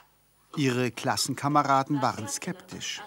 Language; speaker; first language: German; native; German